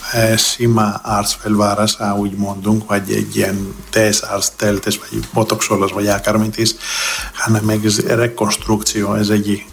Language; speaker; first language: Hungarian; non-native, learner; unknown